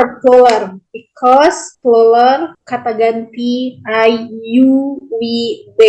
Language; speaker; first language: English; non-native, learner; Indonesian